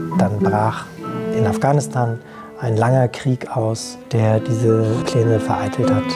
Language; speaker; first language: German; native; German